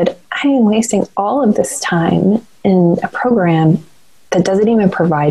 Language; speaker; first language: English; native; English